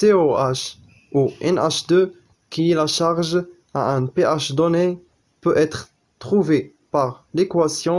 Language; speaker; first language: French; non-native, local second language; Arabic